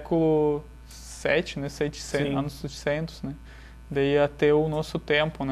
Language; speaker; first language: Portuguese; non-native, fluent; Russian